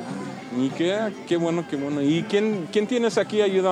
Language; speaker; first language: Spanish; early bilingual, heritage; Spanish